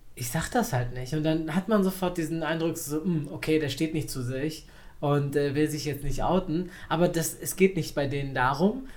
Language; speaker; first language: German; non-native, fluent; Spanish